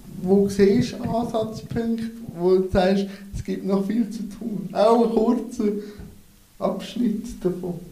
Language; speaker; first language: German; native; German